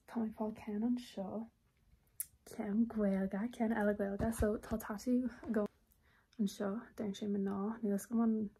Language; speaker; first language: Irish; non-native, local second language; English